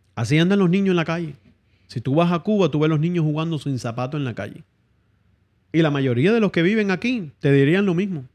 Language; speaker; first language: Spanish; native; Spanish